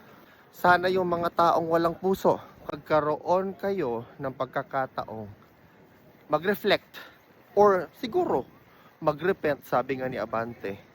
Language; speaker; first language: Filipino; native; Filipino